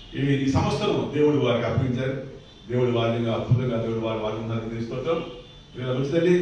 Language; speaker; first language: Telugu; native; Telugu